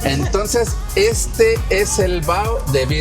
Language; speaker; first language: Spanish; native; Spanish